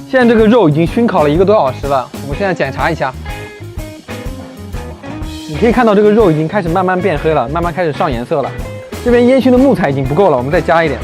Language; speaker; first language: Chinese; native; Chinese